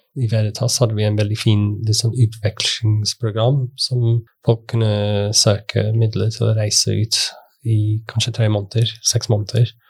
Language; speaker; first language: Norwegian; non-native, fluent; English